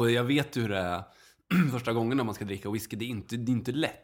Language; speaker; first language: Swedish; native; Swedish